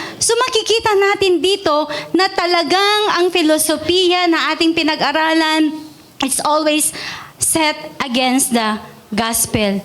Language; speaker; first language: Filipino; non-native, local second language; Iloko